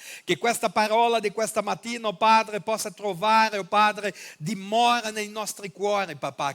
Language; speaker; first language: Italian; non-native, fluent; Portuguese